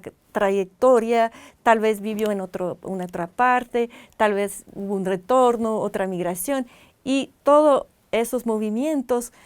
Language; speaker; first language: Spanish; non-native, fluent; French